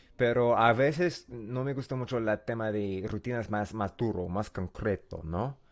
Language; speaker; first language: Spanish; non-native, learner; English